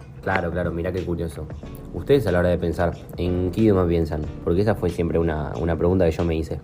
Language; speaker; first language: Spanish; native; Spanish